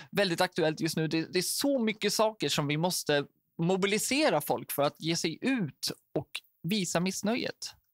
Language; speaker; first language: Swedish; native; Swedish